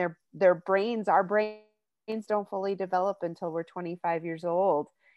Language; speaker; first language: English; native; English